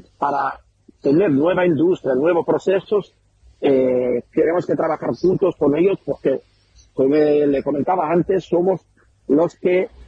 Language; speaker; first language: Spanish; non-native, fluent; Italian